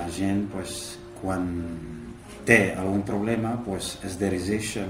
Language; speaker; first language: Catalan; non-native, fluent; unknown